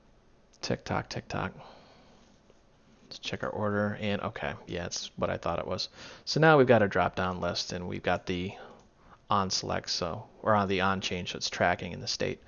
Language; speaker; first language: English; native; English